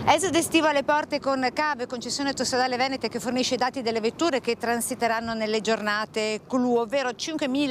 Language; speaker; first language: Italian; native; Italian